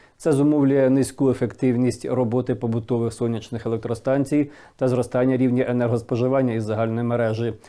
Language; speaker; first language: Ukrainian; native; Ukrainian